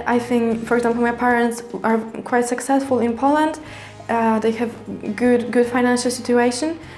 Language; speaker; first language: English; non-native, fluent; Polish